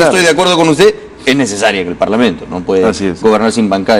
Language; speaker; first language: Spanish; native; Spanish